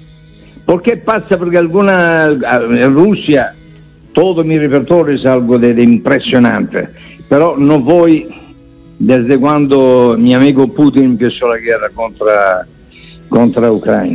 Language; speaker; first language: Spanish; non-native, fluent; Italian